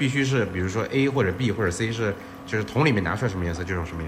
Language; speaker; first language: Chinese; native; Chinese